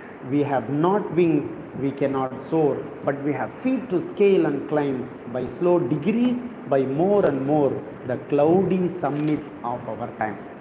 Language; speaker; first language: English; non-native, local second language; Tamil